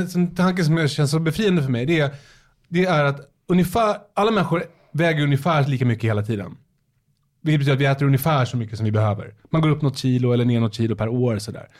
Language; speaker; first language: Swedish; native; Swedish